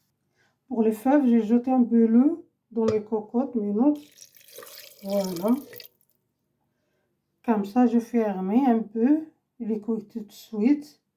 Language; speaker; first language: French; non-native, learner; Arabic